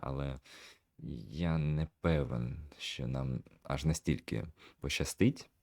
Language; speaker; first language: Ukrainian; native; Ukrainian